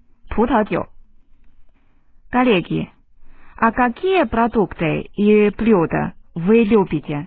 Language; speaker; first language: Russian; non-native, learner; Chinese